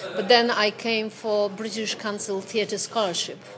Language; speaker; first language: English; non-native, fluent; Polish